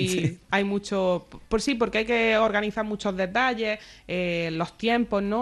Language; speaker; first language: Spanish; native; Spanish